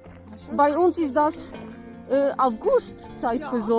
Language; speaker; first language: German; non-native, learner; Polish